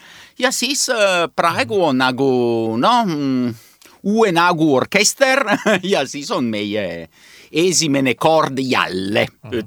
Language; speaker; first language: Estonian; non-native, learner; Italian